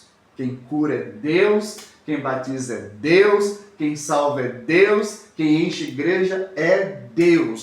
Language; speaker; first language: Portuguese; native; Portuguese